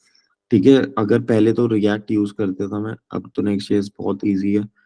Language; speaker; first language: Hindi; native; Hindi